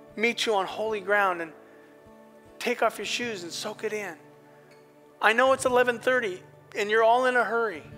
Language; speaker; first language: English; native; English